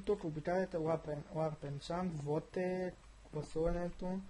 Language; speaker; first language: Bulgarian; native; Bulgarian